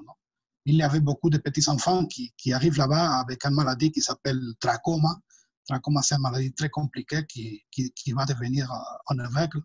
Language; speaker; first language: French; non-native, fluent; Spanish